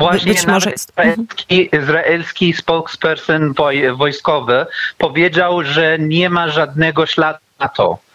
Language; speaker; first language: Polish; non-native, learner; Arabic